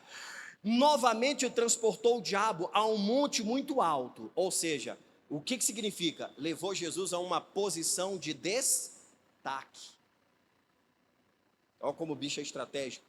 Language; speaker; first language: Portuguese; native; Portuguese